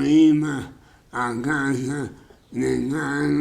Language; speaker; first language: Spanish; non-native, fluent; English